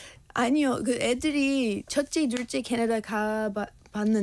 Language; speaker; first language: Korean; non-native, learner; English